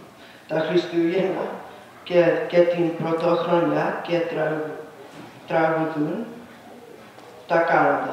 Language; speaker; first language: Greek; early bilingual, heritage; Greek